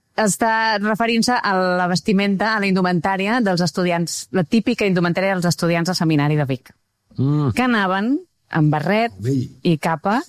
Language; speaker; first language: Catalan; native; Catalan